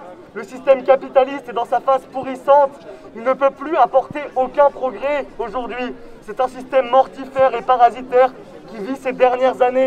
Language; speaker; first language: French; native; French